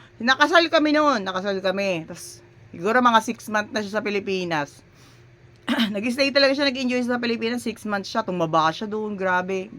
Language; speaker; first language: Filipino; native; Filipino